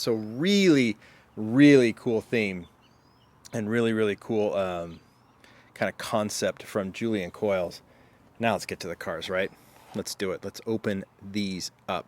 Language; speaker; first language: English; native; English